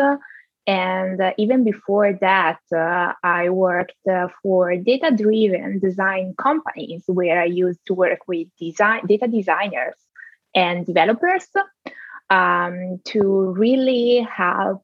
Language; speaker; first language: English; non-native, fluent; Italian